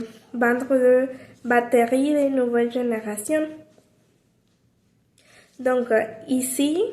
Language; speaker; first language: French; non-native, learner; Spanish